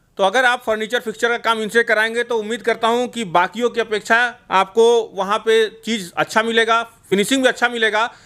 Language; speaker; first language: Hindi; native; Hindi